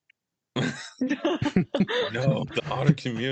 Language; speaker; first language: English; native; English